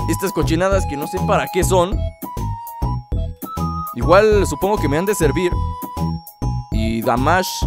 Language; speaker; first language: Spanish; native; Spanish